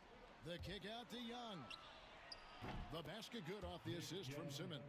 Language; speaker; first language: English; native; English